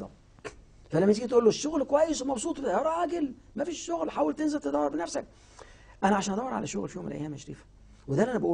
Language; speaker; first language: Arabic; native; Arabic